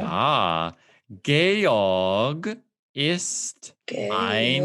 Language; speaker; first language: German; non-native, fluent; English